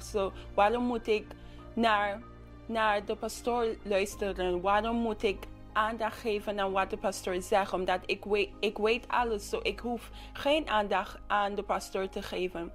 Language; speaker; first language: Dutch; non-native, local second language; English